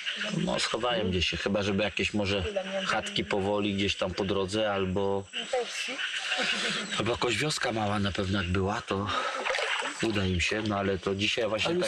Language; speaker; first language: Polish; native; Polish